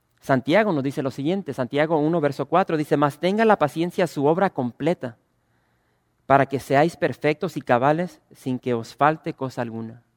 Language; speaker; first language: Spanish; early bilingual, other home language; English